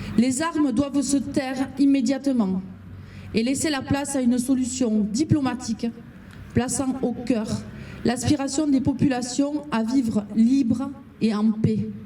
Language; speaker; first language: French; native; French